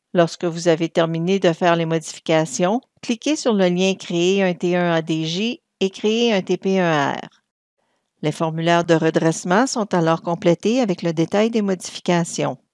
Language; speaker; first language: French; native; French